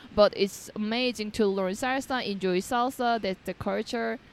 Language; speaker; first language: English; non-native, learner; Korean